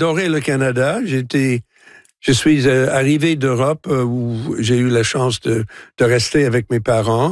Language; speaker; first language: French; non-native, local second language; English